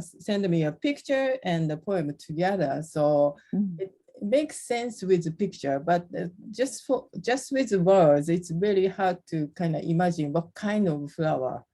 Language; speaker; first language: English; non-native, learner; Japanese